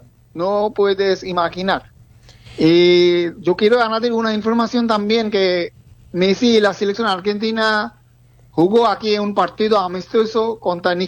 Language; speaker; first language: Spanish; non-native, fluent; Bangla